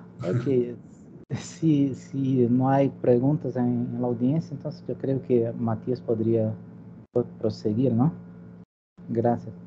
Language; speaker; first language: Spanish; non-native, fluent; Portuguese